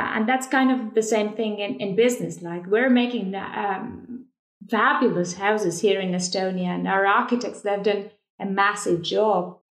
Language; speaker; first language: English; non-native, fluent; Estonian